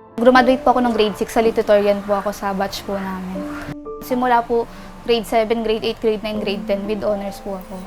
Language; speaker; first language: Filipino; native; Filipino